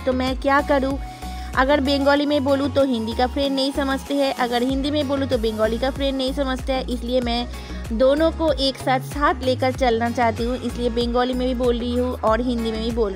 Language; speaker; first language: Hindi; non-native, local second language; Bangla